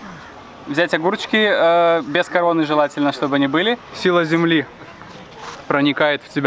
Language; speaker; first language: Russian; native; Russian